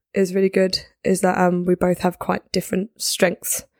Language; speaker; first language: English; native; English